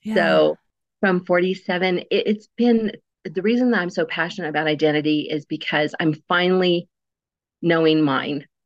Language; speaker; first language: English; native; English